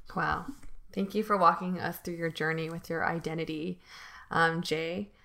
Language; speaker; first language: English; native; English